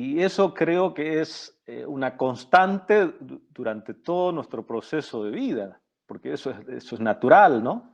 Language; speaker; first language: Spanish; non-native, local second language; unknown